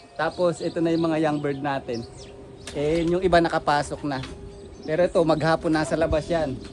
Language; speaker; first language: Filipino; native; Filipino